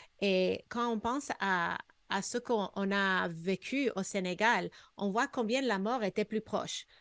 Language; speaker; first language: French; non-native, fluent; English